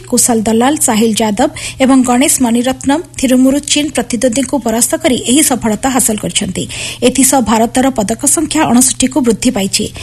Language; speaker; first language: Odia; native; Odia